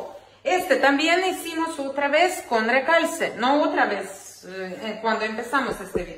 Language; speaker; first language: Spanish; non-native, learner; Ukrainian